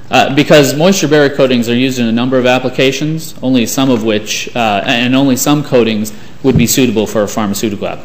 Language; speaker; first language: English; native; English